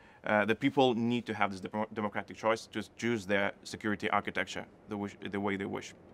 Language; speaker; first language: English; non-native, fluent; Lithuanian